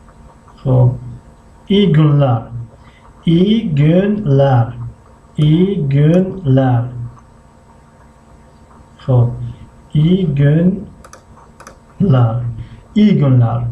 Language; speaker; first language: Turkish; non-native, fluent; Tajik